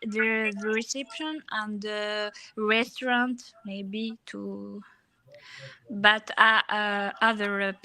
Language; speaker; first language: English; non-native, learner; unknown